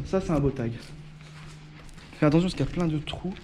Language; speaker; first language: French; native; French